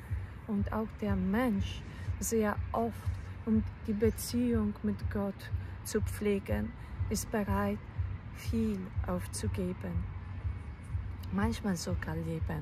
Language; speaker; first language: German; non-native, fluent; Polish